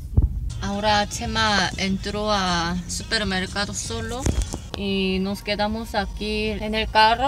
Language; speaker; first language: Spanish; non-native, fluent; Korean